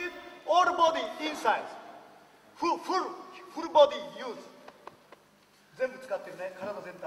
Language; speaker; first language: English; non-native, learner; Japanese